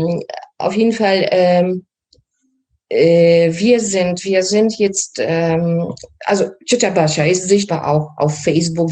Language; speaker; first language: German; non-native, fluent; Polish